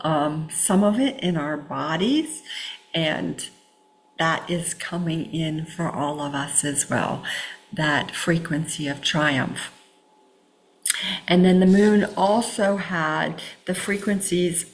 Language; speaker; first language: English; native; English